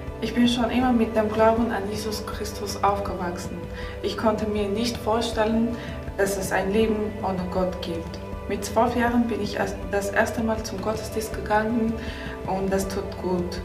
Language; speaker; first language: German; non-native, learner; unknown